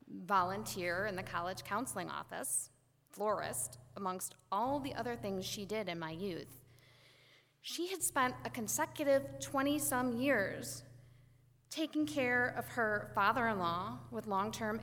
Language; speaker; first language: English; native; English